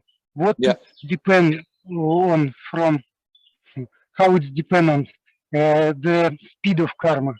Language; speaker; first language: English; non-native, learner; Russian